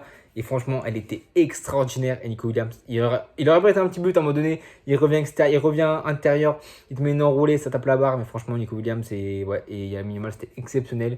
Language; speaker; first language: French; native; French